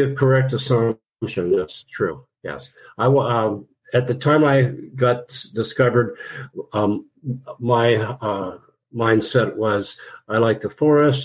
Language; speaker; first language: English; native; English